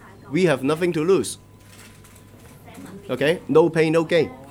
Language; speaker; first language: English; non-native, local second language; Cantonese